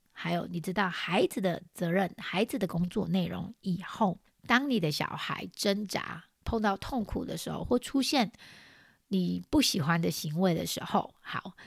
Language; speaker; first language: Chinese; native; Chinese